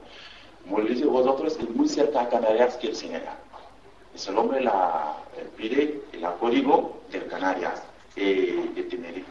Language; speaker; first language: Spanish; non-native, learner; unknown